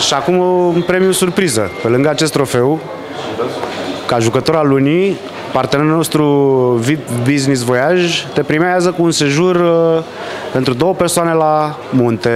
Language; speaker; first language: Romanian; native; Romanian